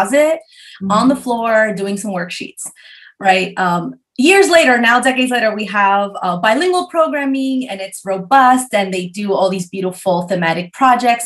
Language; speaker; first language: English; early bilingual, other home language; Spanish